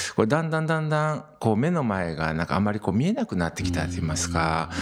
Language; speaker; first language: Japanese; native; Japanese